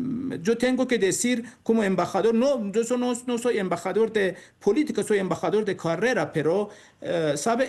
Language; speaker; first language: Spanish; non-native, learner; Persian